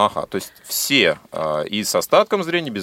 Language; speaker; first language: Russian; native; Russian